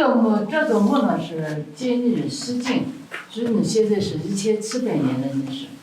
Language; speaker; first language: Chinese; native; Chinese